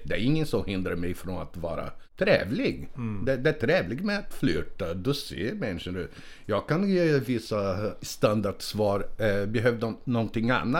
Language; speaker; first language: Swedish; non-native, fluent; Portuguese